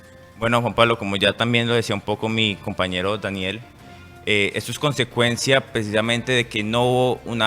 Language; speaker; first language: Spanish; native; Spanish